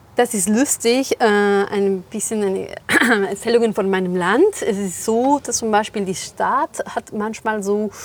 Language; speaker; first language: German; non-native, fluent; Spanish